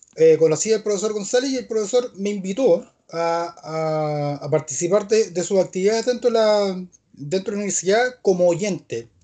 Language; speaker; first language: Spanish; native; Spanish